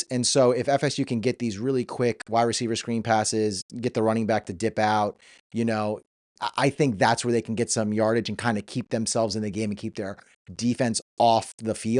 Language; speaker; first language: English; native; English